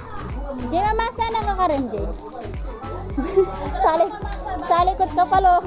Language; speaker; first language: Japanese; non-native, learner; Filipino